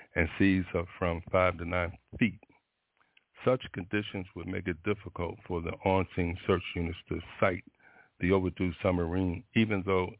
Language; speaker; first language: English; native; English